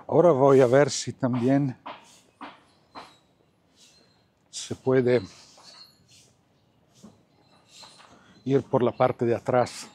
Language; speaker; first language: Spanish; non-native, fluent; Italian